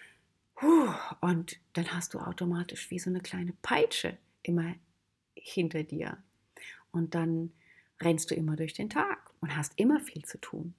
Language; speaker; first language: German; native; German